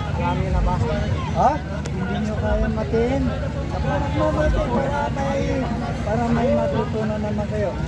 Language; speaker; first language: Filipino; non-native, local second language; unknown